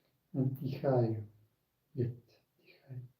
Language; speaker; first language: Russian; non-native, learner; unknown